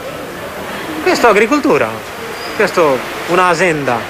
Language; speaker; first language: Italian; non-native, learner; Persian